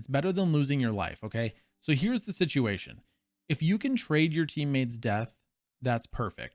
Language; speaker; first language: English; native; English